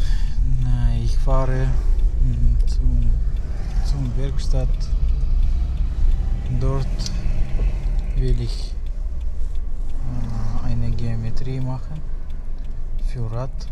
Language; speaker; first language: German; non-native, learner; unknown